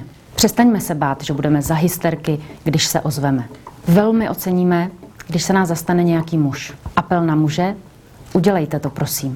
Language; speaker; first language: Czech; native; Czech